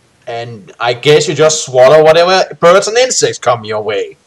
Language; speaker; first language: English; native; English